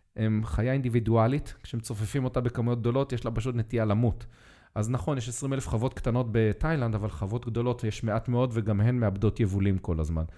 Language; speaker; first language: Hebrew; native; Hebrew